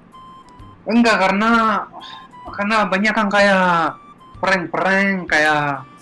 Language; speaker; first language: Indonesian; non-native, fluent; Hebrew